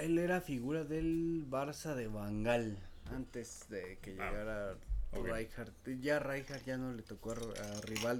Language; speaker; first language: Spanish; native; Spanish